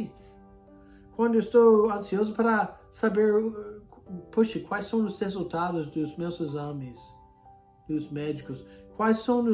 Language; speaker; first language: Portuguese; non-native, fluent; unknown